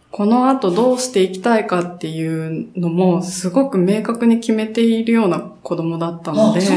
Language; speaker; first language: Japanese; native; Japanese